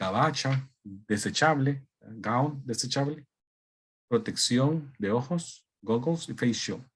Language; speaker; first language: Spanish; native; Spanish